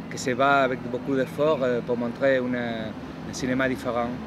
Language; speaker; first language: French; non-native, fluent; Spanish